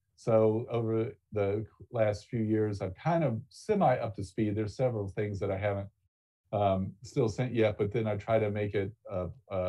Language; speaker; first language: English; native; English